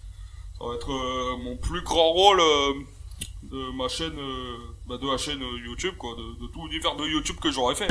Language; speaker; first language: French; native; French